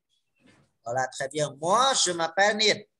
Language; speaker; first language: French; non-native, fluent; Khmer